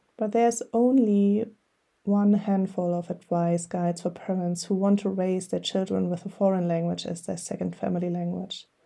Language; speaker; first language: English; non-native, fluent; German